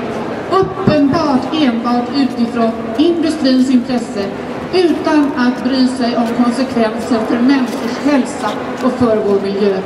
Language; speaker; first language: Swedish; native; Swedish